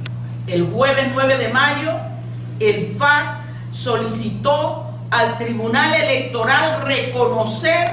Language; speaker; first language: Spanish; native; Spanish